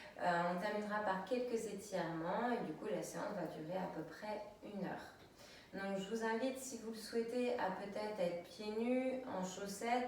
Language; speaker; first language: French; native; French